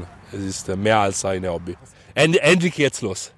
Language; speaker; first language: German; non-native, learner; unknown